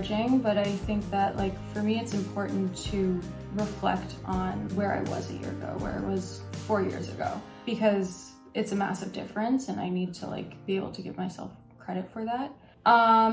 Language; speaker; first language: English; native; English